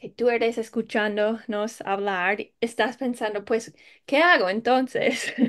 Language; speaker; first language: Spanish; non-native, fluent; English